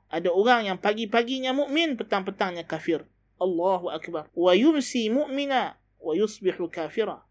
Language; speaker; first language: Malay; native; Malay